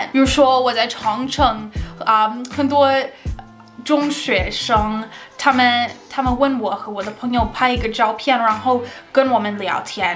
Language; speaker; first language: Chinese; non-native, fluent; English